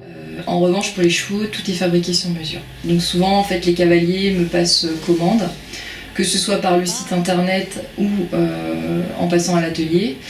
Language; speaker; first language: French; native; French